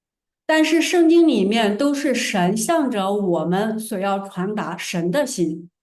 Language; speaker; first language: Chinese; native; Chinese